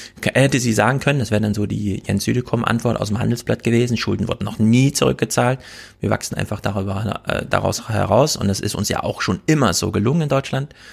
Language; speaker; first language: German; native; German